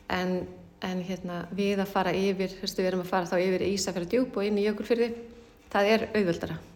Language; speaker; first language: Icelandic; native; Icelandic